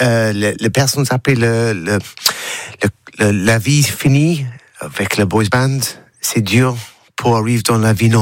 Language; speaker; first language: French; non-native, learner; English